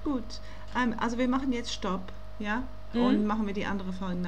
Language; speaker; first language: German; non-native, learner; English